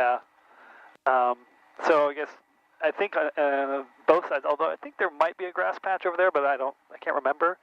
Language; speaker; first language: English; native; English